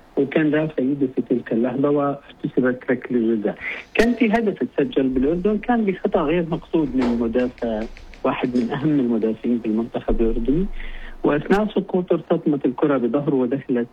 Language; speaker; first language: Arabic; native; Arabic